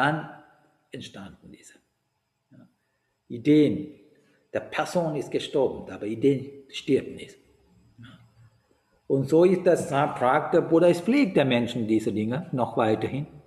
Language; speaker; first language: German; non-native, fluent; Sinhala